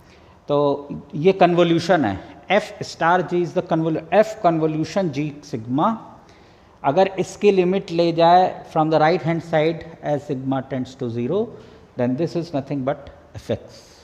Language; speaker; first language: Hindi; native; Hindi